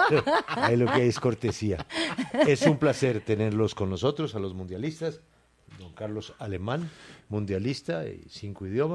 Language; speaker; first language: Spanish; native; Spanish